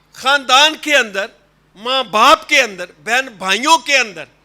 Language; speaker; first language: Urdu; non-native, local second language; Punjabi